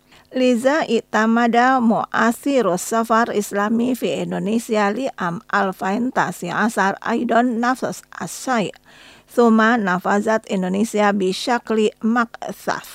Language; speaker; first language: Arabic; non-native, fluent; Indonesian